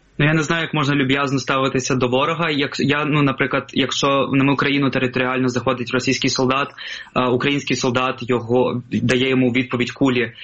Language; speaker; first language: Ukrainian; non-native, local second language; Russian